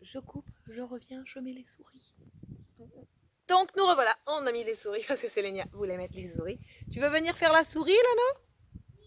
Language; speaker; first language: French; native; French